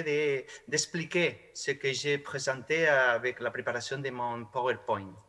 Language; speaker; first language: French; non-native, fluent; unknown